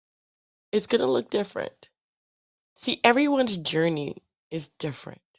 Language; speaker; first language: English; native; English